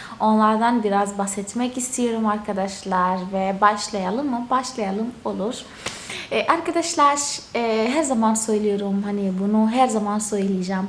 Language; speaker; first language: Turkish; non-native, fluent; Portuguese